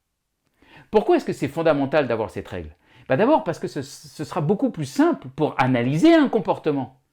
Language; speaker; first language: French; native; French